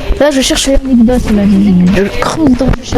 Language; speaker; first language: French; native; French